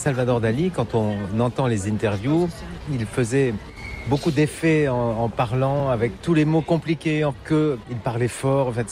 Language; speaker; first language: French; native; French